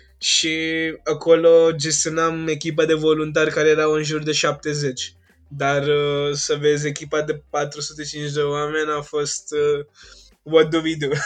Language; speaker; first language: Romanian; non-native, fluent; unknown